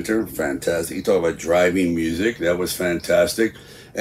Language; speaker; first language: English; native; English